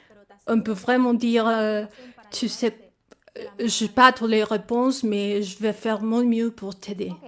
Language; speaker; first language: French; non-native, fluent; Spanish